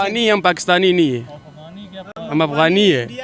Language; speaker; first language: Hindi; non-native, local second language; Pashto